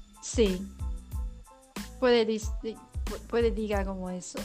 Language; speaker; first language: Spanish; non-native, learner; Chinese